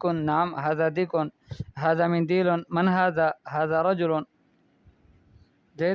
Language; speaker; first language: Arabic; non-native, fluent; Urdu